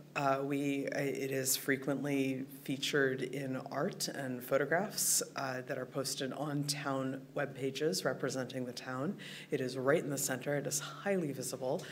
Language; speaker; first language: English; native; English